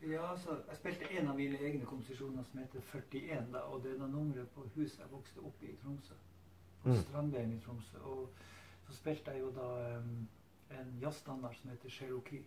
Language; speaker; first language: Norwegian; native; Norwegian